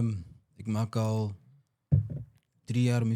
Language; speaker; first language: Dutch; early bilingual, other home language; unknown